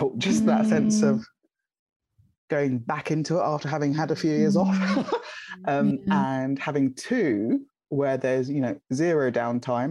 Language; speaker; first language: English; native; English